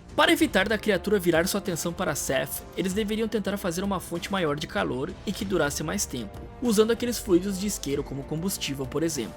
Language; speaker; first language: Portuguese; native; Portuguese